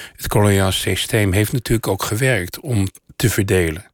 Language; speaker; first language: Dutch; native; Dutch